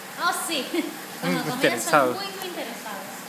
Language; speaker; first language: Spanish; early bilingual, heritage; Spanish